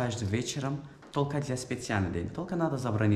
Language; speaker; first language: Russian; non-native, learner; Turkish